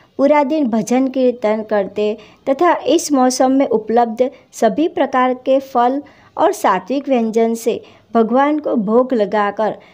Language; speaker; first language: Hindi; non-native, local second language; Gujarati